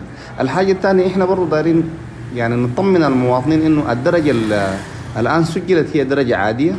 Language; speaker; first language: Arabic; native; Arabic